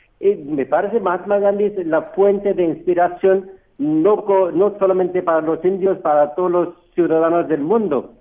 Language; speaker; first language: Spanish; non-native, fluent; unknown